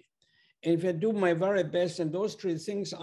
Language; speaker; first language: English; non-native, fluent; German